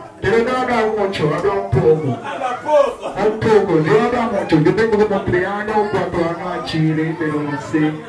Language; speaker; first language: Spanish; non-native, learner; Haitian Creole